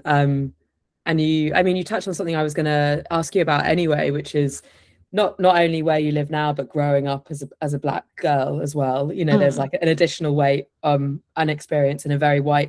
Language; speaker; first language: English; native; English